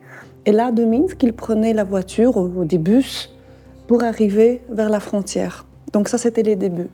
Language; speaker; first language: French; non-native, fluent; Polish